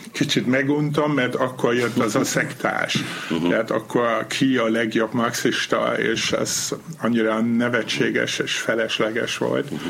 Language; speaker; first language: Hungarian; non-native, fluent; German